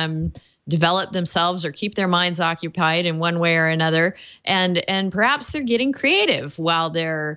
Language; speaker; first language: English; native; English